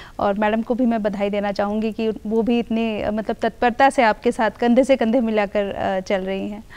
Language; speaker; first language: Hindi; native; Hindi